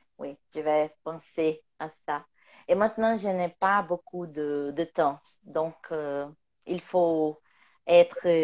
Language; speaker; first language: French; non-native, learner; Portuguese